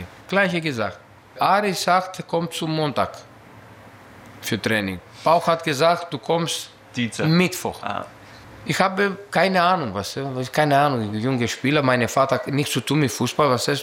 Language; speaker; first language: German; non-native, learner; Greek